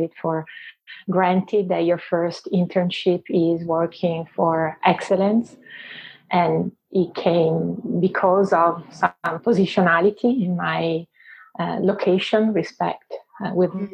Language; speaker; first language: English; non-native, fluent; Italian